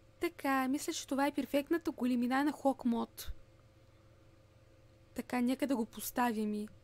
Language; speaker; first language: Bulgarian; native; Bulgarian